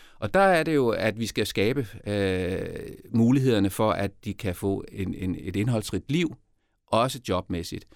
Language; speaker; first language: Danish; native; Danish